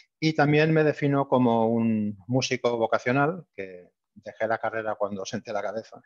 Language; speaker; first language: Spanish; native; Spanish